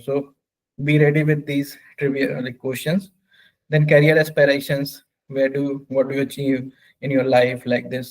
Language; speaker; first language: English; non-native, local second language; Hindi